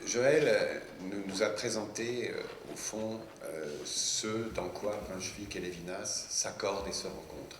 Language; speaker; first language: French; native; French